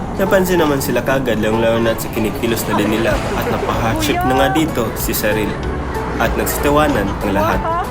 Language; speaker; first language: Filipino; non-native, local second language; Cebuano